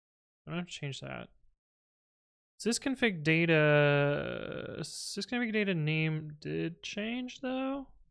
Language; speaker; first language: English; native; English